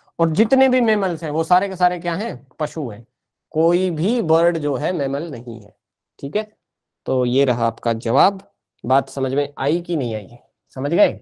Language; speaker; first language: Hindi; native; Hindi